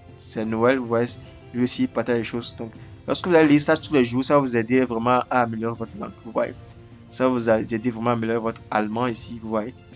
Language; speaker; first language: French; non-native, local second language; Ewe